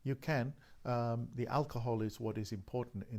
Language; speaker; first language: English; native; English